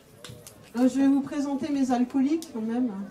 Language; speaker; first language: French; native; French